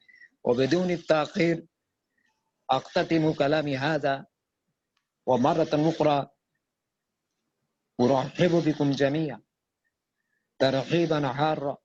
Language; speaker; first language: Arabic; non-native, fluent; Bangla